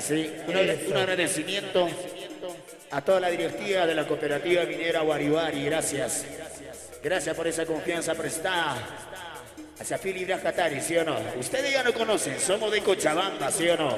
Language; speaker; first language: Spanish; native; Spanish